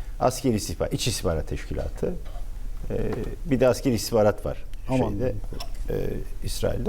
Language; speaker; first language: Turkish; native; Turkish